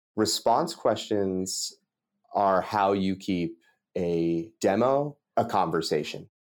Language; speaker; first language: English; native; English